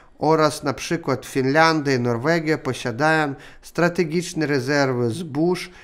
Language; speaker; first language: Polish; non-native, learner; Russian